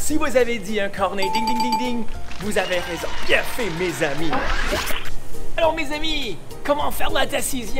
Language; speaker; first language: French; non-native, learner; English